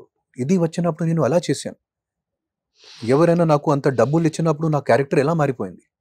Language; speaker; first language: Telugu; non-native, fluent; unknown